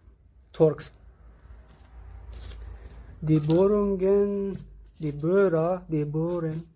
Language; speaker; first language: German; non-native, fluent; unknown